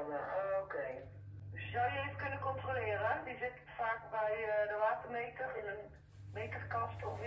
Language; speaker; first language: Dutch; native; Dutch